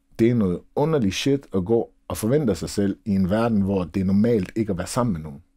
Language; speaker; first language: Danish; native; Danish